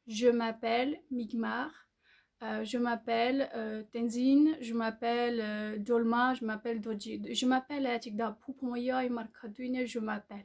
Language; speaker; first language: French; non-native, learner; Tibetan